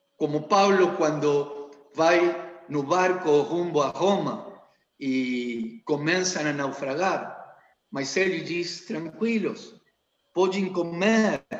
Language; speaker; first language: Portuguese; non-native, learner; Spanish